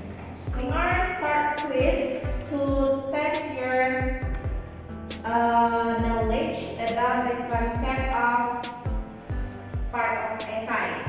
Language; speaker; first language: English; non-native, fluent; Indonesian